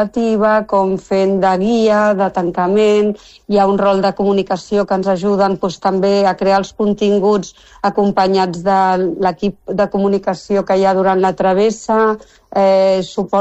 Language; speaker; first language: Catalan; non-native, local second language; Spanish